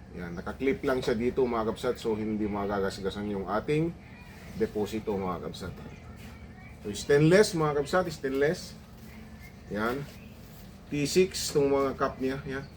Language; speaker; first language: Filipino; non-native, local second language; Iloko